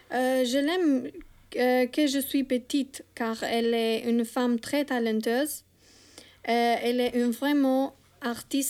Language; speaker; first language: French; non-native, learner; Albanian